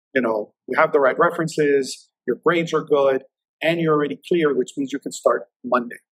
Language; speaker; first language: English; native; English